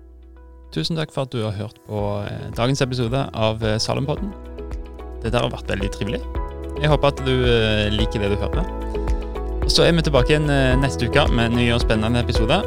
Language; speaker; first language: Norwegian; native; Norwegian